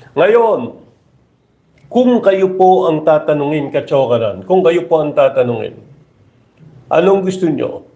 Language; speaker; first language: Filipino; native; Filipino